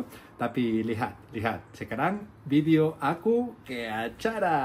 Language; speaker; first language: Indonesian; non-native, learner; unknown